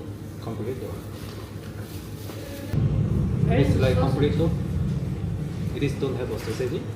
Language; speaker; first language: English; non-native, learner; Korean